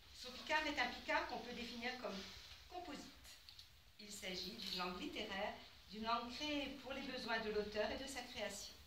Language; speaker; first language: French; native; French